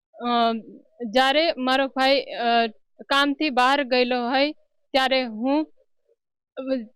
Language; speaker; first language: Gujarati; non-native, local second language; Rathawi